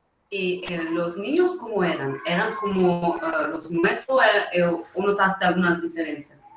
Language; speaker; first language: Spanish; non-native, fluent; Italian